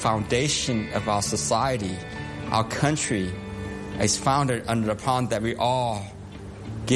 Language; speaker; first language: English; non-native, local second language; Cantonese